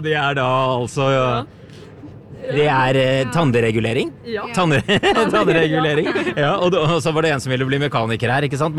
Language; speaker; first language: Norwegian; native; Norwegian